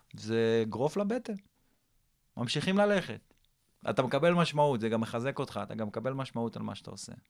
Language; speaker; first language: Hebrew; early bilingual, other home language; English